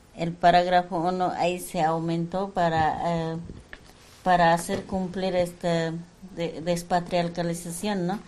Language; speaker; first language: Spanish; non-native, local second language; Aymara